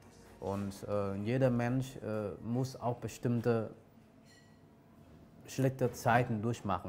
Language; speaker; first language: German; non-native, fluent; Vietnamese